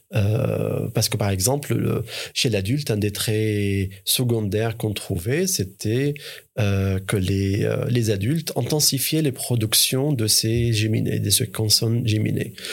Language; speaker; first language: French; non-native, fluent; Arabic